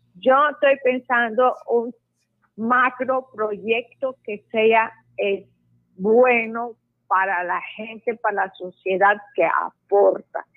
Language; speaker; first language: Spanish; non-native, fluent; Arabic